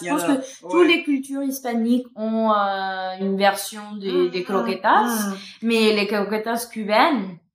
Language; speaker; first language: French; non-native, fluent; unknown